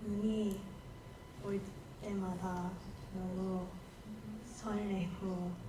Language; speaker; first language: Korean; non-native, learner; Japanese